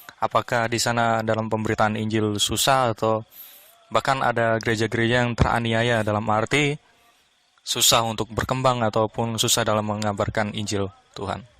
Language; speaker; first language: Indonesian; native; Indonesian